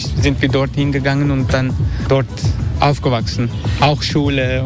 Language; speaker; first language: German; non-native, learner; Turkish